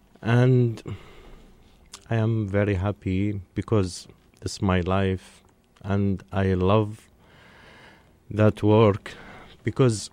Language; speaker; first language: English; non-native, learner; Arabic